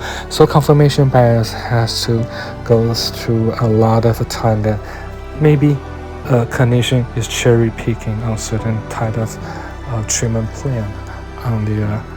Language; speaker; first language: English; non-native, fluent; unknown